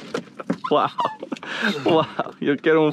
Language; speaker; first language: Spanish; non-native, learner; English